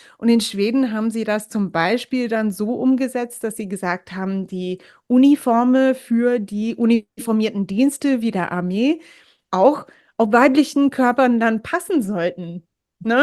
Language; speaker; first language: German; non-native, fluent; English